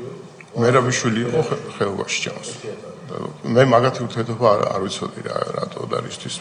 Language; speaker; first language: Georgian; native; Georgian